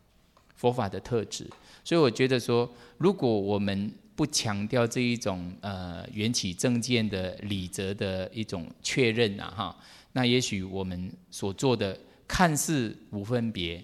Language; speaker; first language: Chinese; native; Chinese